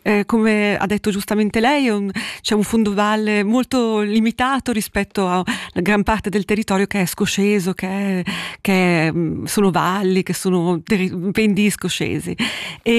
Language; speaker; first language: Italian; native; Italian